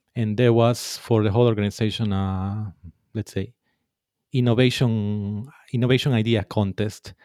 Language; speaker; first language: English; non-native, fluent; Spanish